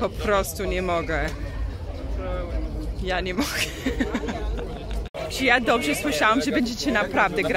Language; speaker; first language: Polish; non-native, fluent; English